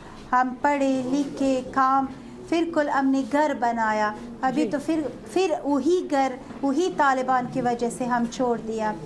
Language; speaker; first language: Hindi; non-native, fluent; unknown